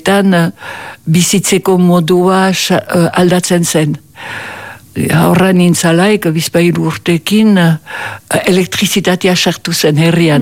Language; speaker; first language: Basque; native; Basque